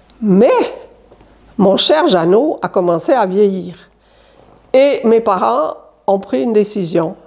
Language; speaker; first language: French; native; French